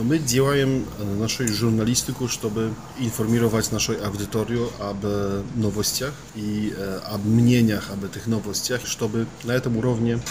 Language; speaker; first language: Russian; non-native, fluent; Polish